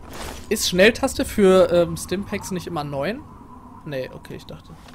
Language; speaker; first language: German; native; German